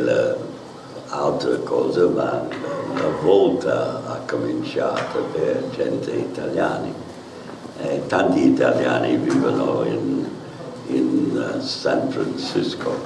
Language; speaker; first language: Italian; non-native, learner; English